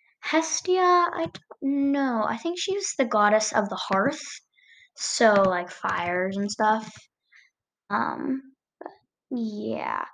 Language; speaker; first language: English; native; English